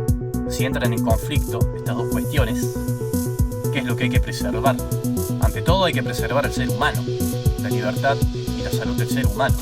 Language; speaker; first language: Spanish; native; Spanish